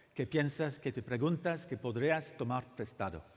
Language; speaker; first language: Spanish; non-native, learner; English